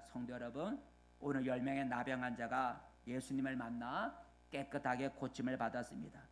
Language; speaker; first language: Korean; native; Korean